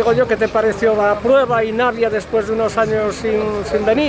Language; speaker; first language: Spanish; native; Spanish